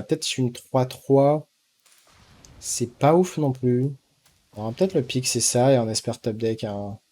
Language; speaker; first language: French; native; French